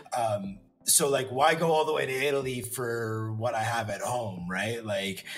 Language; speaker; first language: English; native; English